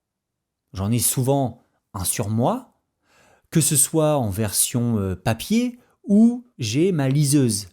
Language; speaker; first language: French; native; French